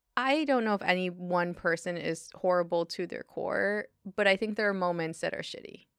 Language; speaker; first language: English; native; English